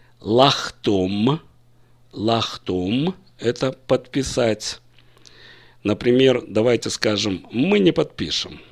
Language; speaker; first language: Russian; native; Russian